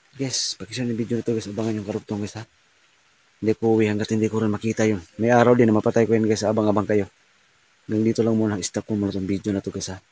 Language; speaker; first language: Filipino; non-native, local second language; Cebuano